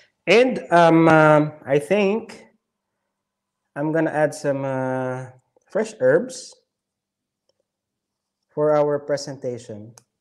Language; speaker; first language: English; non-native, local second language; Filipino